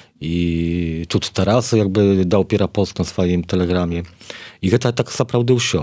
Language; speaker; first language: Polish; non-native, learner; Belarusian